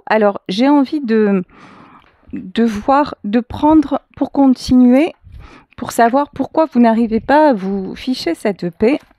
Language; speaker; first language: French; native; French